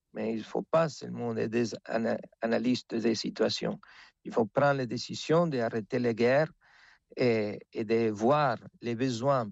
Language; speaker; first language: French; non-native, fluent; Spanish